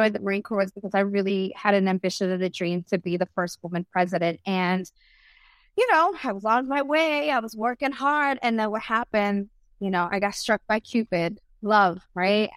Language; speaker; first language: English; early bilingual, other home language; Spanish